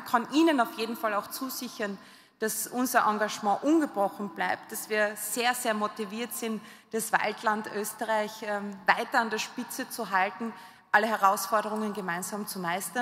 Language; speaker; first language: German; native; German